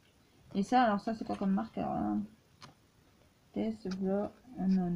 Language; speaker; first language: French; native; French